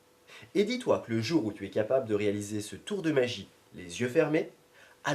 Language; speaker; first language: French; native; French